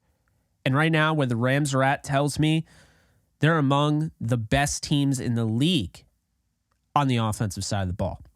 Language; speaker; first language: English; native; English